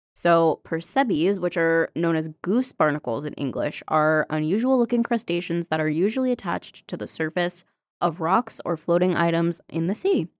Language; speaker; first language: English; native; English